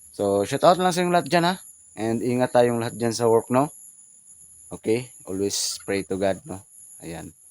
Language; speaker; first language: Filipino; non-native, local second language; Cebuano